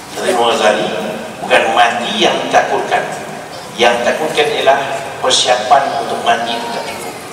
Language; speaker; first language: Malay; native; Malay